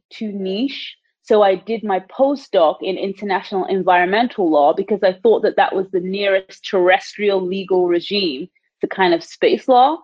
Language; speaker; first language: English; native; English